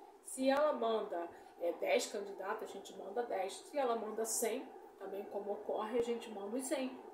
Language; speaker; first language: Portuguese; native; Portuguese